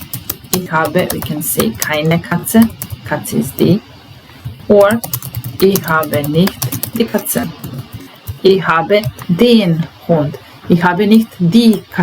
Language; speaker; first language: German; non-native, fluent; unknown